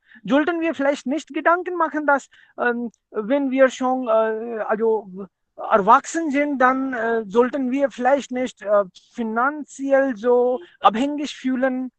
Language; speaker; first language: German; non-native, fluent; Hindi